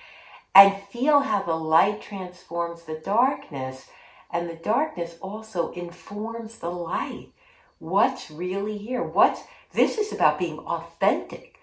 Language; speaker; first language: English; native; English